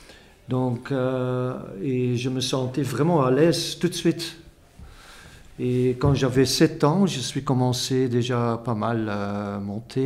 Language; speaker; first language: French; non-native, fluent; Dutch